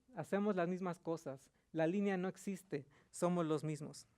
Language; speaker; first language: Spanish; early bilingual, heritage; Spanish